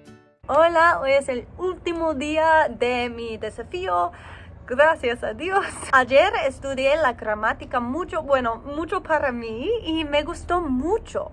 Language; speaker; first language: Spanish; non-native, learner; English